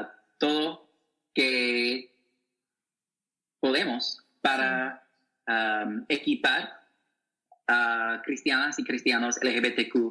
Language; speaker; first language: Spanish; non-native, learner; English